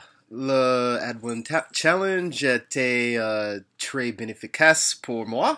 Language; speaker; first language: French; non-native, learner; English